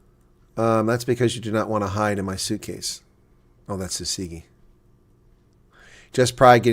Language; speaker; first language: English; native; English